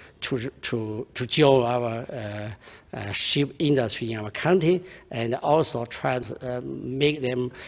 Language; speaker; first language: English; non-native, learner; Chinese